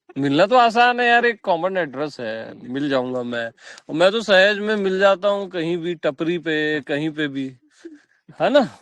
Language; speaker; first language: Hindi; native; Hindi